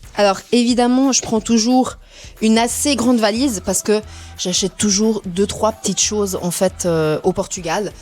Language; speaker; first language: French; early bilingual, other home language; Portuguese